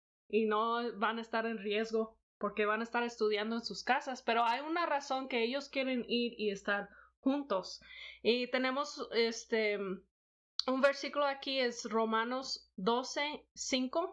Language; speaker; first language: Spanish; non-native, fluent; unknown